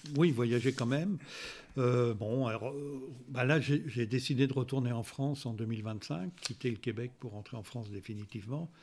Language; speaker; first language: French; native; French